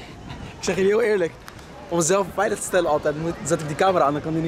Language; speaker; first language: Dutch; native; Dutch